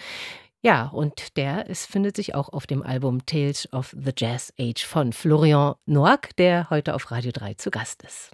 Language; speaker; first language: German; native; German